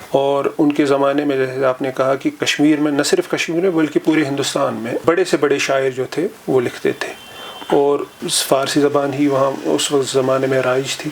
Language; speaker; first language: Urdu; non-native, local second language; Kashmiri